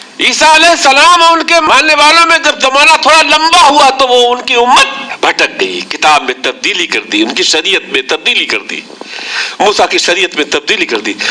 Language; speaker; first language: Urdu; native; Urdu